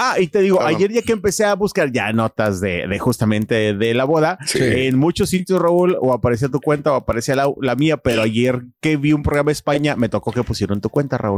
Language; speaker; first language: Spanish; native; Spanish